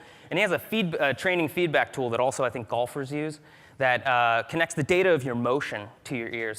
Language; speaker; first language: English; native; English